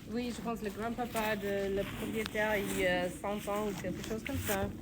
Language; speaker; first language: French; non-native, learner; English